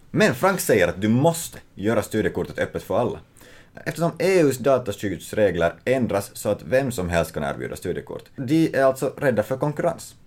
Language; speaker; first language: Swedish; native; Swedish